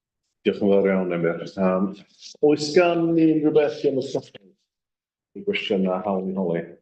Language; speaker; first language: Welsh; native; Welsh